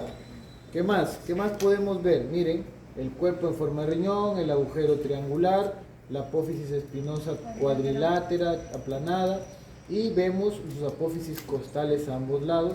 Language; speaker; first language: Spanish; native; Spanish